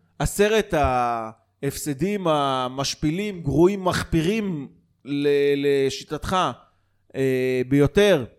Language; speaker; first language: Hebrew; native; Hebrew